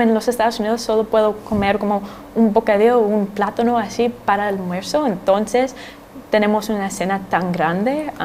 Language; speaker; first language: Spanish; non-native, fluent; English